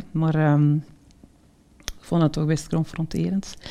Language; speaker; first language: Dutch; native; Dutch